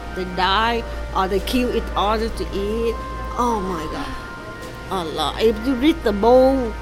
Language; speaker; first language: English; non-native, learner; Vietnamese